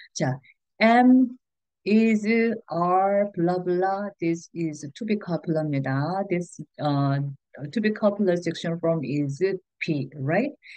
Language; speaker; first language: English; non-native, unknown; Korean